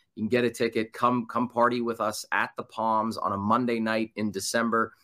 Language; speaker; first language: English; native; English